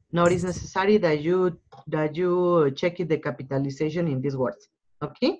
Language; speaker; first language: English; non-native, learner; Spanish